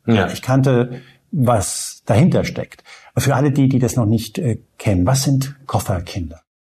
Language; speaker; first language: German; early bilingual, other home language; Spanish